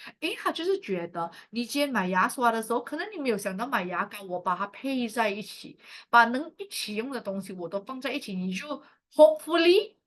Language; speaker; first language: Chinese; native; Chinese